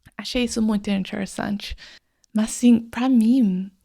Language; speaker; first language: Portuguese; non-native, fluent; English